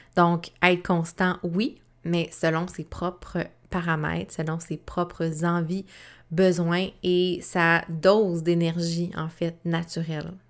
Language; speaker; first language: French; native; French